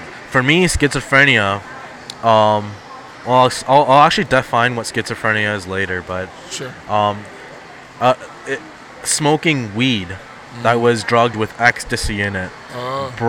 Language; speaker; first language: English; non-native, fluent; Punjabi